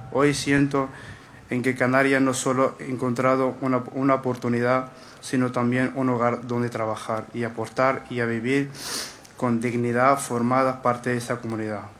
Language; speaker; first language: Spanish; non-native, fluent; Arabic